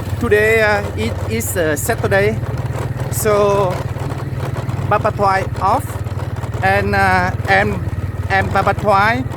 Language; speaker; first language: English; non-native, learner; Vietnamese